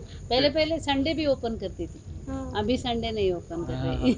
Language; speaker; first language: Hindi; non-native, local second language; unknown